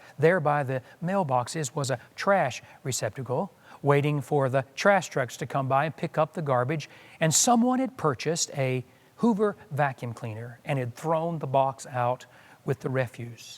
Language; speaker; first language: English; native; English